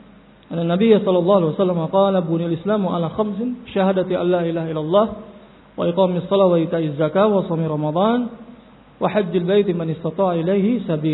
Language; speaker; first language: Arabic; non-native, fluent; Indonesian